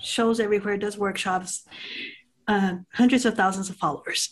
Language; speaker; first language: English; native; English